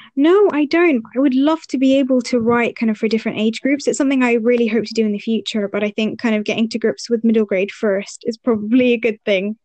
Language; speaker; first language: English; early bilingual, other home language; Arabic